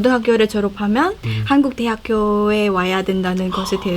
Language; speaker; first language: Korean; non-native, fluent; Khmer